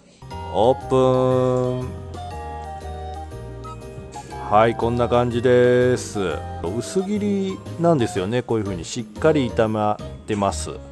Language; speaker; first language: Japanese; native; Japanese